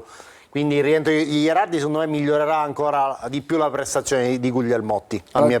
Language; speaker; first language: Italian; native; Italian